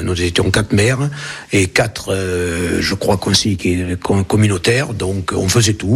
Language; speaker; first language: French; native; French